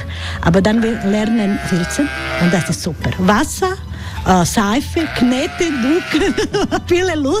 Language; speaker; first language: German; non-native, learner; Croatian